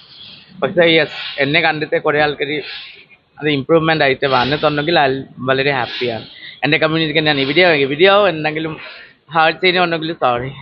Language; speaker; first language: Malayalam; non-native, local second language; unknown